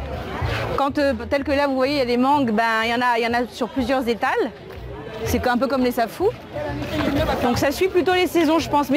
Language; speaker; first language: French; native; French